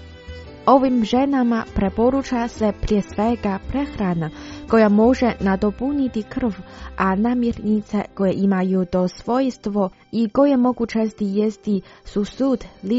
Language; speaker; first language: Croatian; non-native, fluent; Chinese